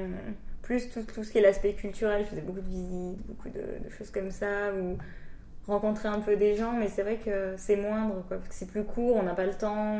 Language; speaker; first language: French; native; French